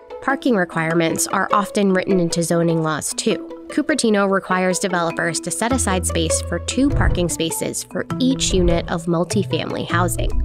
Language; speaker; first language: English; native; English